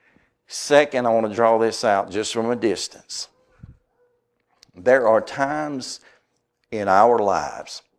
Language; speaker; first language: English; native; English